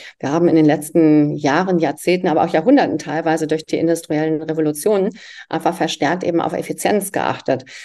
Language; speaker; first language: German; early bilingual, other home language; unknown